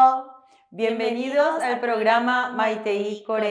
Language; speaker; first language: Spanish; non-native, fluent; Korean